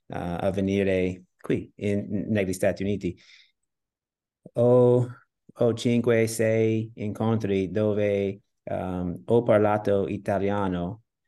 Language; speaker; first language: Italian; non-native, learner; English